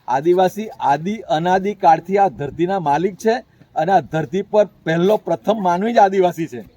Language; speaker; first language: Gujarati; native; Gujarati